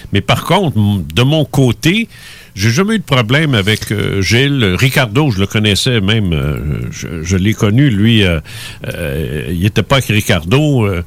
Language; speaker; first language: French; early bilingual, other home language; Spanish